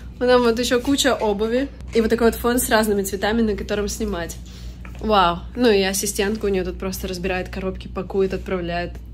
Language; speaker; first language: Russian; native; Russian